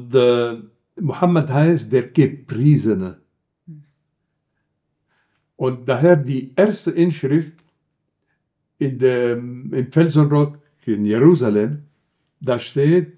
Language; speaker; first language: German; non-native, fluent; Arabic